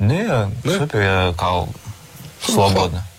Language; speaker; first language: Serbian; non-native, learner; Russian